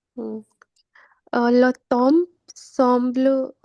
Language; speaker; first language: French; non-native, learner; Hindi